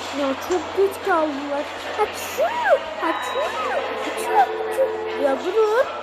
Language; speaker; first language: Turkish; early bilingual, heritage; Turkish